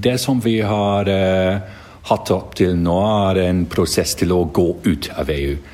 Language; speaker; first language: Norwegian; non-native, learner; English